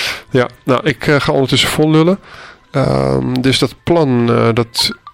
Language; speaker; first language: Dutch; native; Dutch